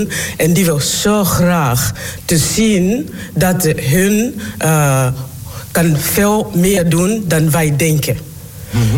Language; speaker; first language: Dutch; non-native, learner; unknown